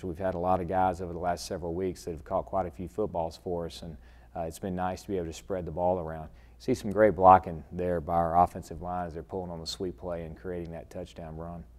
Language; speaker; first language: English; native; English